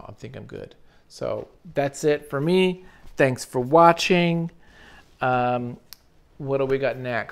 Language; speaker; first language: English; native; English